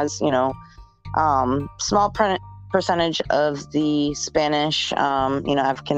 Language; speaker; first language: English; native; English